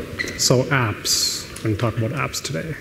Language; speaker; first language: English; native; English